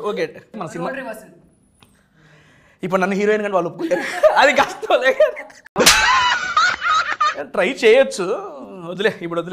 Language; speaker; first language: Telugu; native; Telugu